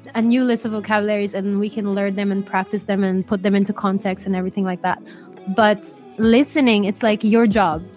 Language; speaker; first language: English; native; English